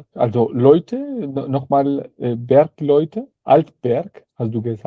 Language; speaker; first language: German; non-native, learner; Spanish